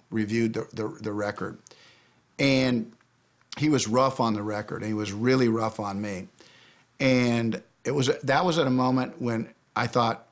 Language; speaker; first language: English; native; English